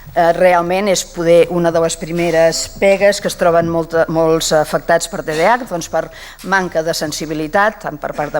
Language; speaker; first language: Catalan; native; Catalan